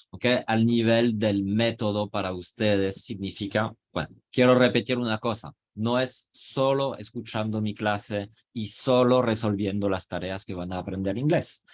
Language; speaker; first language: Spanish; non-native, fluent; French